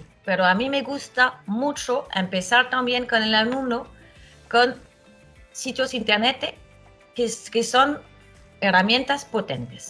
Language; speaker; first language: Spanish; non-native, fluent; French